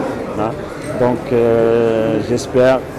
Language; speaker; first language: French; non-native, fluent; Arabic